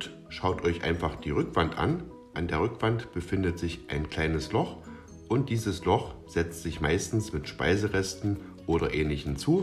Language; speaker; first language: German; native; German